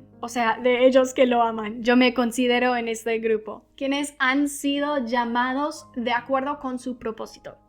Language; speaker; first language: Spanish; non-native, fluent; English